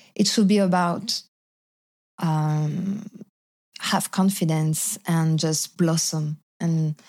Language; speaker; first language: English; non-native, fluent; French